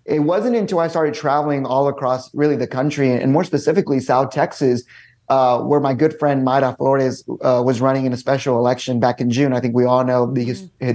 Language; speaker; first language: English; native; English